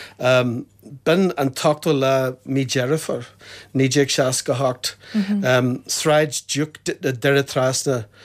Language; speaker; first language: Irish; non-native, local second language; English